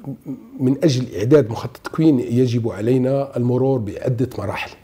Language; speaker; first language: Arabic; native; Arabic